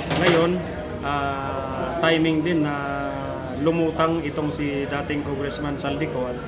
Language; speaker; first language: Filipino; native; Filipino